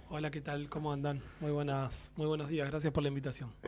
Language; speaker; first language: Spanish; native; Spanish